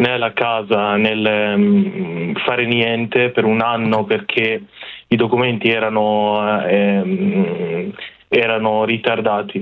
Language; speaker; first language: Italian; non-native, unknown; Persian